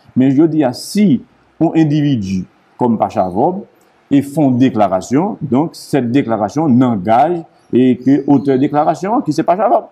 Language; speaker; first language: French; non-native, local second language; Haitian Creole